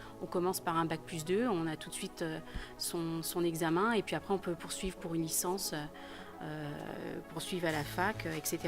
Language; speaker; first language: French; native; French